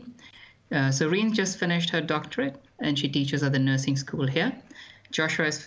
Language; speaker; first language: English; non-native, local second language; Malayalam